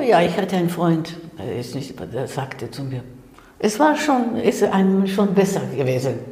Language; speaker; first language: German; non-native, fluent; Spanish